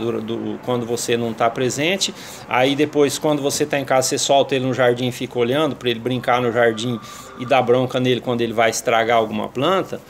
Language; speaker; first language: Portuguese; native; Portuguese